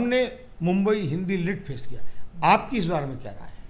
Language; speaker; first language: Hindi; native; Hindi